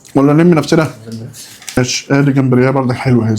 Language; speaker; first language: Arabic; native; Arabic